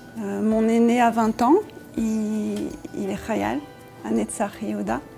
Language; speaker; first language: French; native; French